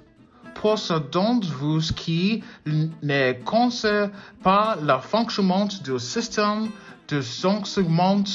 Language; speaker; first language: French; non-native, learner; English